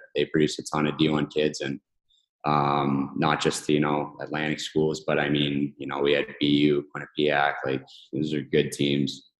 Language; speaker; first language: English; native; English